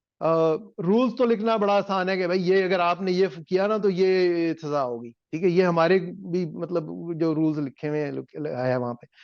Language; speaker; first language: Urdu; native; Urdu